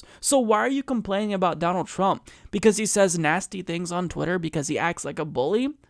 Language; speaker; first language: English; native; English